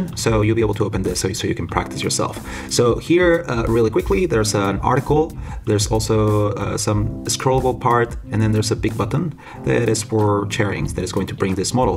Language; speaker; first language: English; non-native, fluent; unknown